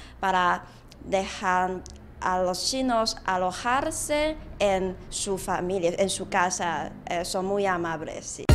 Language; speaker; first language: Spanish; non-native, learner; Chinese